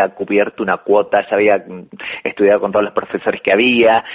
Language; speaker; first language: Spanish; native; Spanish